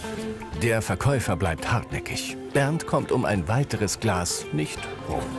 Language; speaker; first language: German; native; German